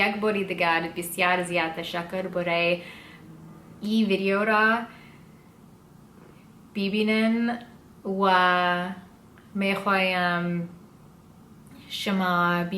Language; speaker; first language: Persian; non-native, learner; English